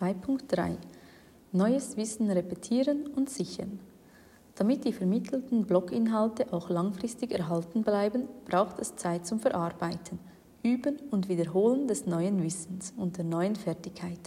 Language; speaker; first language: German; native; German